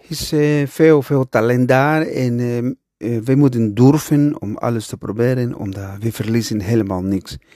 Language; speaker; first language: Dutch; non-native, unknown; Spanish